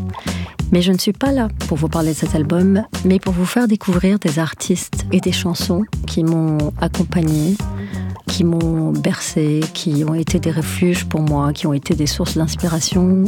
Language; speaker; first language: French; non-native, local second language; Arabic